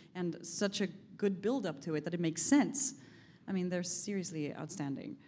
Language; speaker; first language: English; non-native, fluent; Hebrew